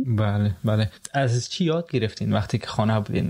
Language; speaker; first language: Persian; native; Persian